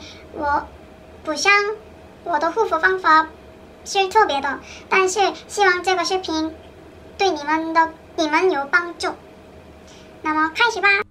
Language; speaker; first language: Chinese; non-native, learner; Korean